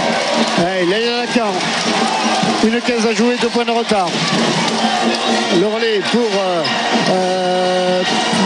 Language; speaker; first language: French; native; French